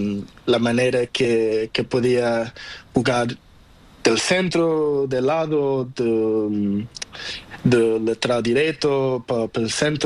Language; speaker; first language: Spanish; non-native, learner; Portuguese